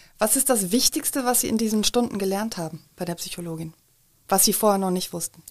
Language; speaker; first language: German; native; German